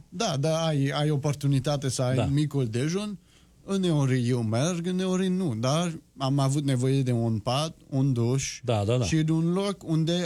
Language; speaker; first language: Romanian; non-native, learner; French